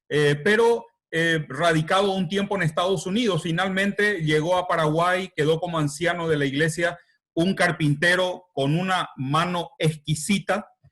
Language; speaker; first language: Spanish; native; Spanish